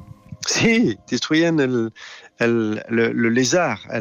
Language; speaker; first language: Spanish; non-native, fluent; French